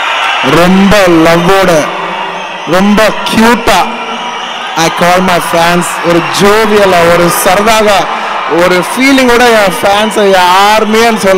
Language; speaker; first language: Tamil; non-native, local second language; Telugu